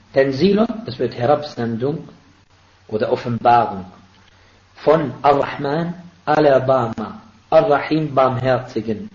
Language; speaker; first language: German; non-native, fluent; Arabic